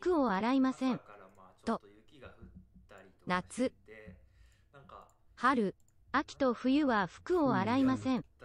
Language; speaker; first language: Japanese; non-native, learner; English